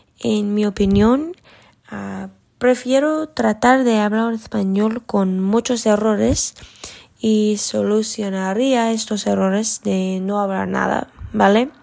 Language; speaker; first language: Spanish; non-native, learner; English